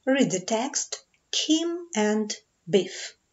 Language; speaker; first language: English; non-native, fluent; Ukrainian